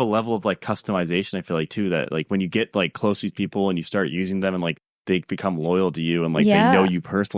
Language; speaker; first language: English; native; English